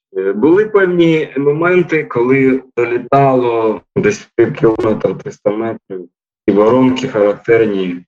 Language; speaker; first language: Ukrainian; native; Ukrainian